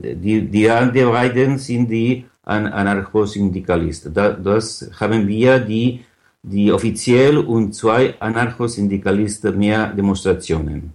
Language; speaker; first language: German; non-native, learner; Catalan